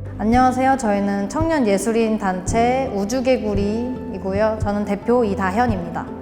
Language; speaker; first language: Korean; native; Korean